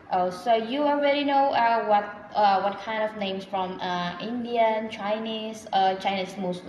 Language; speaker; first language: English; non-native, fluent; Indonesian